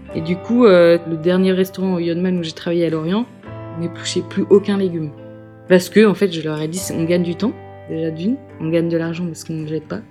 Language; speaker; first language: French; native; French